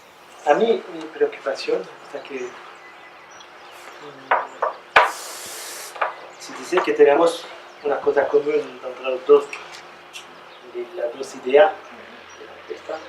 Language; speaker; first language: Spanish; non-native, learner; French